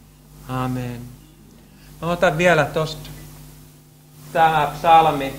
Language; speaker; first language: Finnish; native; Finnish